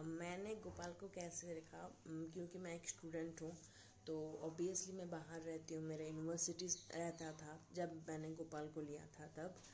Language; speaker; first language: Hindi; non-native, local second language; Bangla